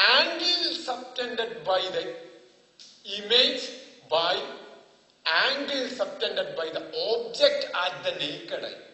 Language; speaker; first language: English; non-native, local second language; Malayalam